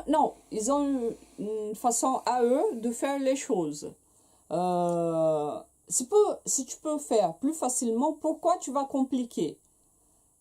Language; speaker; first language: French; non-native, fluent; Portuguese